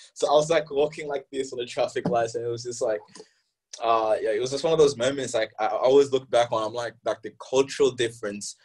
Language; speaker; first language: English; early bilingual, other home language; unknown